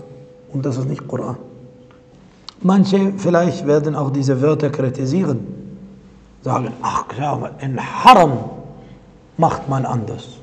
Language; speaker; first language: German; non-native, fluent; Arabic